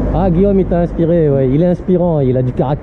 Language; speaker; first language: French; native; French